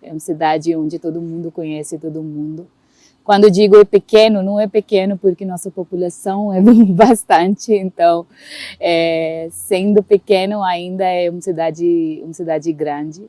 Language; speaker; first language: Portuguese; non-native, fluent; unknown